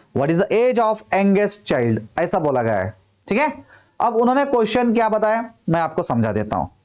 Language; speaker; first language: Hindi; non-native, local second language; Marathi